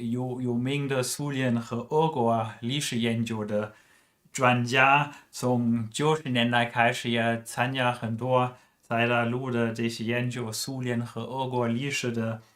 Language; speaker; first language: Chinese; non-native, fluent; German